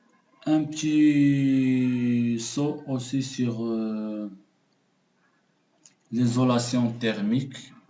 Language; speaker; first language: French; non-native, local second language; Arabic